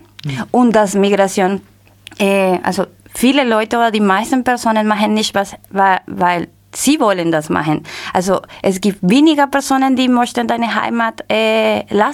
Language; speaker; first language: German; non-native, learner; Spanish